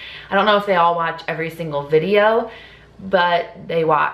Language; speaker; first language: English; native; English